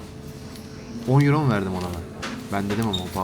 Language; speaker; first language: Turkish; native; Turkish